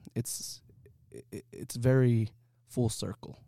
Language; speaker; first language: English; early bilingual, other home language; Spanish